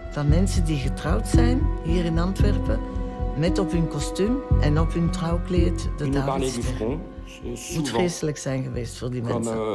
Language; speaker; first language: Dutch; early bilingual, other home language; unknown